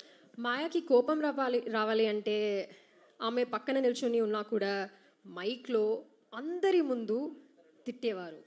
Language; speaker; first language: Telugu; non-native, learner; Malayalam